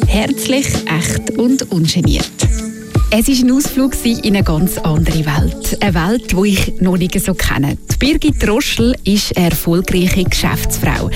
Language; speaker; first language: German; native; German